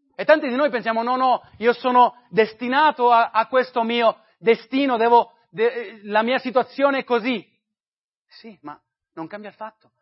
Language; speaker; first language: Italian; non-native, fluent; English